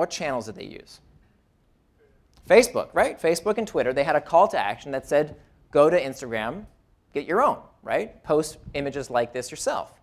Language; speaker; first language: English; native; English